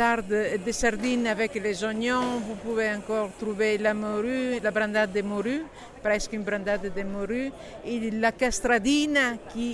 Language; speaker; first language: French; non-native, fluent; Italian